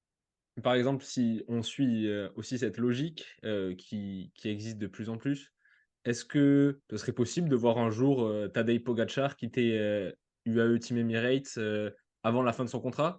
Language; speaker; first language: French; native; French